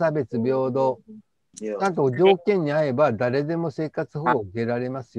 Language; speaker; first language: Japanese; native; Japanese